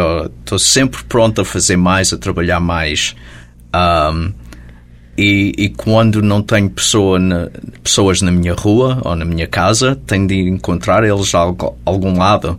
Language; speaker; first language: Portuguese; early bilingual, heritage; Portuguese